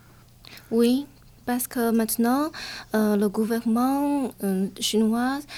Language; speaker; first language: French; non-native, learner; Chinese